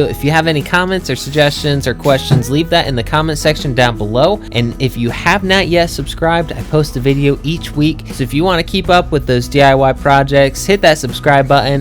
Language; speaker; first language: English; native; English